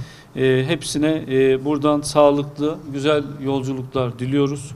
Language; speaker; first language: Turkish; native; Turkish